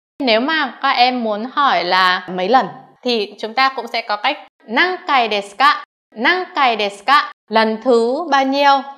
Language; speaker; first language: Vietnamese; native; Vietnamese